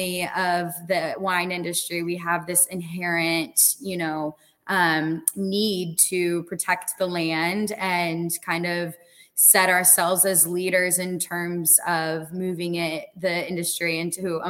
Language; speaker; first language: English; native; English